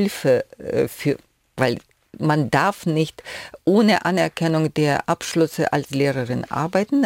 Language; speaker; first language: German; non-native, fluent; Ukrainian